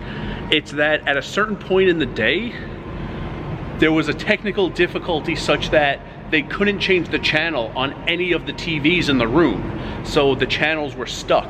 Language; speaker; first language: English; native; English